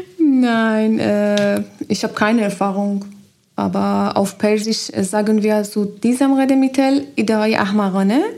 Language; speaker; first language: German; non-native, learner; Persian